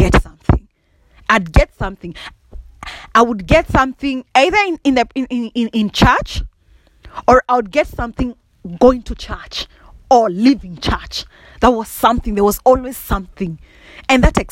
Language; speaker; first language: English; non-native, local second language; Kikuyu